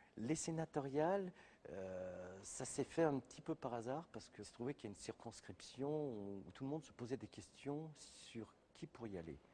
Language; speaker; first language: French; native; French